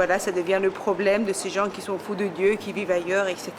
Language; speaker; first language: French; non-native, fluent; Persian